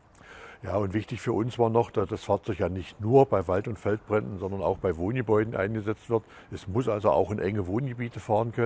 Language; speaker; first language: German; native; German